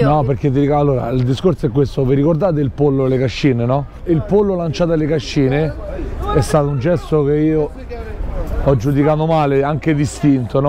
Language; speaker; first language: Italian; native; Italian